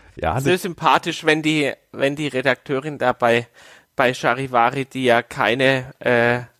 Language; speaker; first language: German; native; German